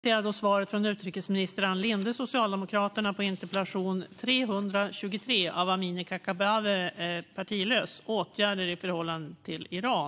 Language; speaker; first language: Swedish; native; Swedish